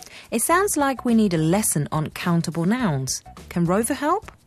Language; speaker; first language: English; non-native, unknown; Chinese